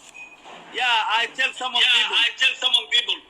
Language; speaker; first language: English; non-native, learner; Arabic